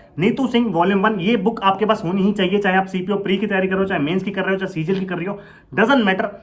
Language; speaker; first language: Hindi; native; Hindi